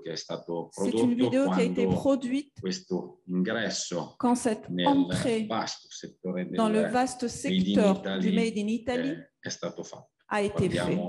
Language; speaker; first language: French; non-native, fluent; Italian